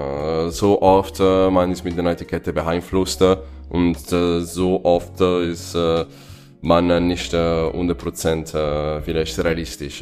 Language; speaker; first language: German; non-native, fluent; Italian